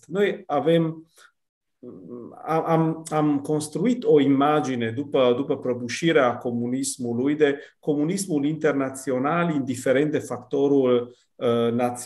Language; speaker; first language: Romanian; non-native, fluent; Italian